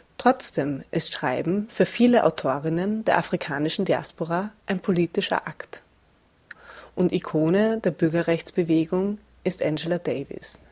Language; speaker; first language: German; native; German